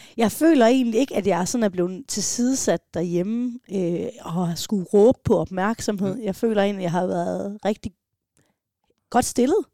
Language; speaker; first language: Danish; native; Danish